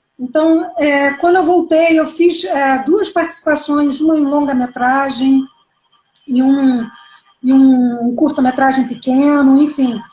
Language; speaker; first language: Portuguese; native; Portuguese